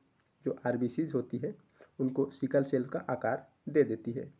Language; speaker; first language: Hindi; native; Hindi